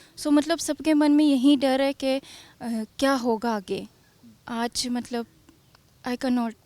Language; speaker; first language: Hindi; non-native, fluent; Persian